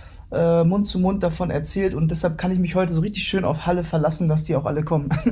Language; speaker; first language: German; native; German